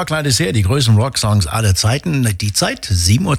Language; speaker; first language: German; native; German